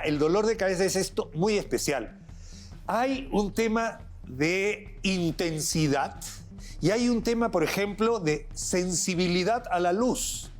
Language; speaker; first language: Spanish; native; Spanish